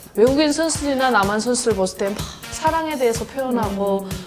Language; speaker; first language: Korean; native; Korean